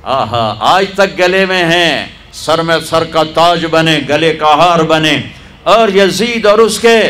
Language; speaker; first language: Urdu; non-native, local second language; Punjabi